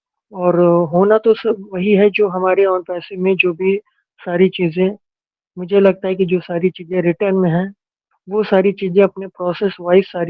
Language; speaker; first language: Hindi; native; Hindi